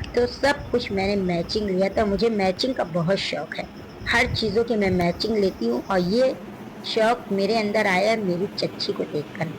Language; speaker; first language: Hindi; native; Hindi